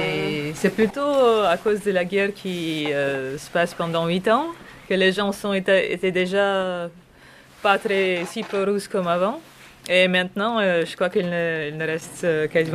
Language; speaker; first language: French; non-native, fluent; Russian